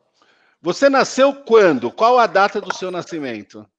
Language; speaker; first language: Portuguese; native; Portuguese